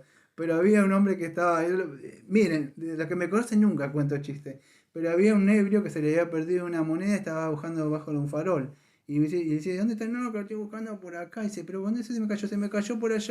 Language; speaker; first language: Spanish; native; Spanish